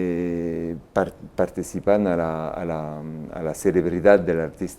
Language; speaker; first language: Spanish; non-native, fluent; French